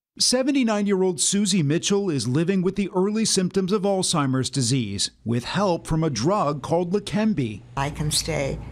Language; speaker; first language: English; native; English